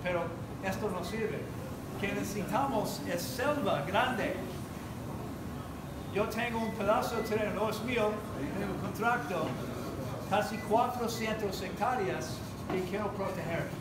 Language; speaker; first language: Spanish; non-native, learner; English